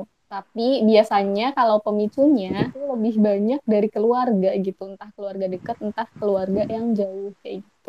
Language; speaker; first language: Indonesian; native; Indonesian